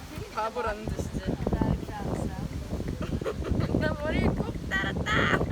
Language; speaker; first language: Korean; non-native, learner; Swedish